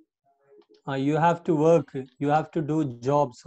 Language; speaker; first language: English; non-native, local second language; Hindi